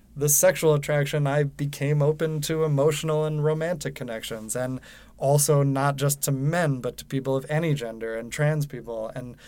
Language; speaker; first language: English; native; English